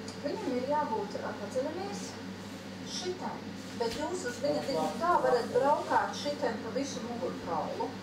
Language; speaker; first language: Latvian; native; Latvian